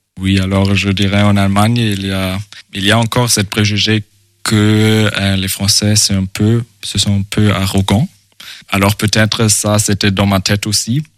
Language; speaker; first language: French; non-native, fluent; German